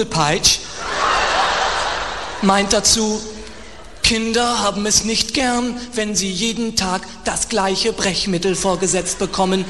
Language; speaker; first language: German; native; German